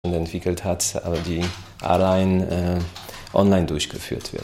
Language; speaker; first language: German; native; German